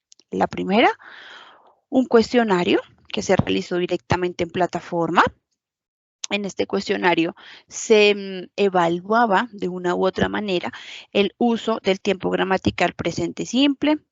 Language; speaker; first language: Spanish; native; Spanish